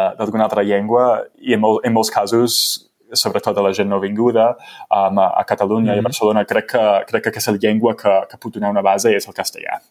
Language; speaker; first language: Catalan; non-native, fluent; English